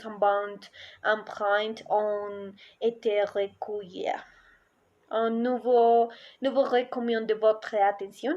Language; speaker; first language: French; non-native, learner; Spanish